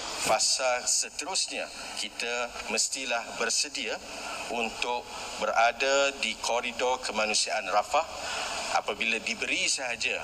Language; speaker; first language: Malay; native; Malay